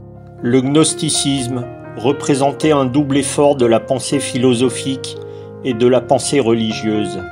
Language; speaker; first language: French; native; French